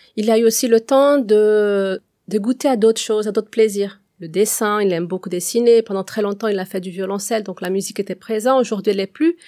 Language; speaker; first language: French; non-native, fluent; Portuguese